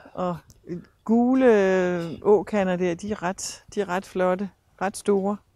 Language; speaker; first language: Danish; native; Danish